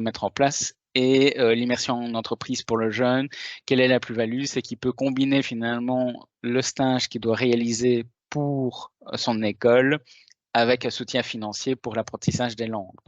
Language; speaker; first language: French; native; French